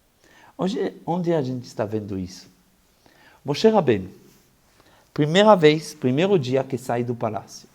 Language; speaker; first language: Portuguese; non-native, fluent; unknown